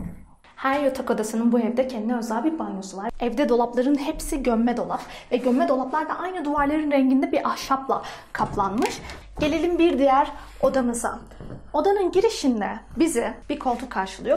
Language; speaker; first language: Turkish; native; Turkish